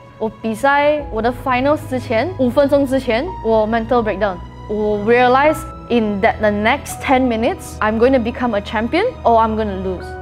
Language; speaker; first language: English; non-native, local second language; Chinese